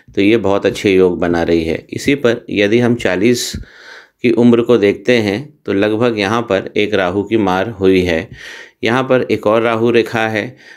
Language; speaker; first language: Hindi; native; Hindi